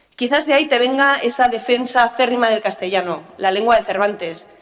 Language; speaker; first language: Spanish; native; Spanish